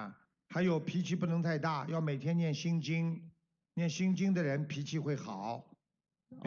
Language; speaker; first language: Chinese; native; Chinese